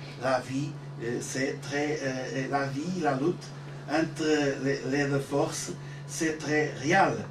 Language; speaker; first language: French; non-native, learner; Portuguese